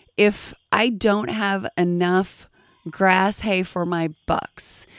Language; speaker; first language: English; native; English